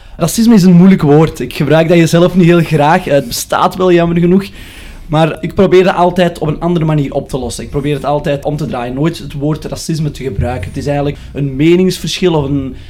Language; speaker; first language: Dutch; non-native, local second language; Arabic